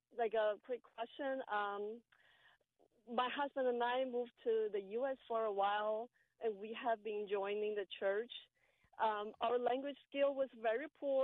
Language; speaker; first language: English; non-native, fluent; Chinese